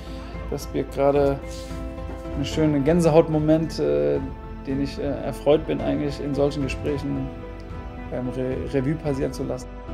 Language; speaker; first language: German; native; German